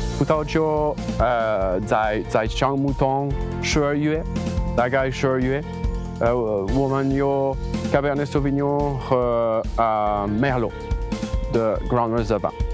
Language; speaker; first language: Chinese; non-native, learner; French